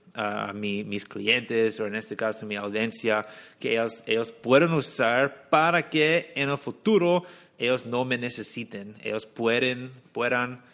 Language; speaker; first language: Spanish; non-native, fluent; English